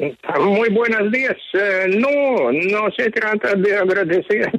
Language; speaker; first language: Spanish; non-native, fluent; Ukrainian